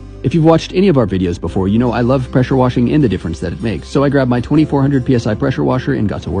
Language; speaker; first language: English; native; English